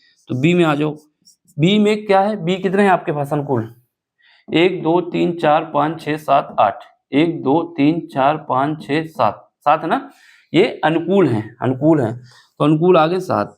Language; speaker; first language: Hindi; native; Hindi